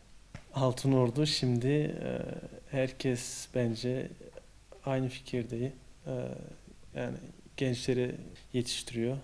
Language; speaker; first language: Turkish; early bilingual, heritage; Turkish